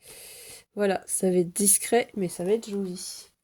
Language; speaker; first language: French; native; French